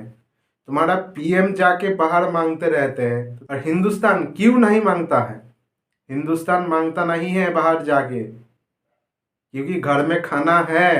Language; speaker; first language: Hindi; non-native, local second language; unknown